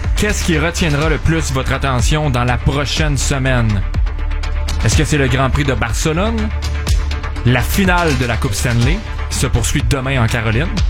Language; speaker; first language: French; native; French